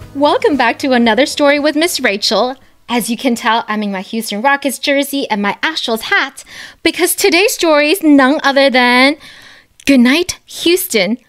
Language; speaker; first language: English; early bilingual, other home language; Chinese